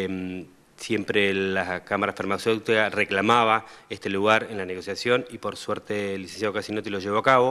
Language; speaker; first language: Spanish; native; Spanish